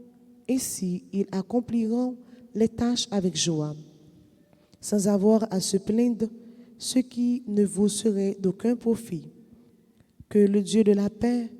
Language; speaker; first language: French; non-native, local second language; Haitian Creole